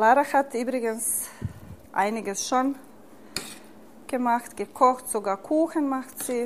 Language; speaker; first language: German; non-native, fluent; Serbian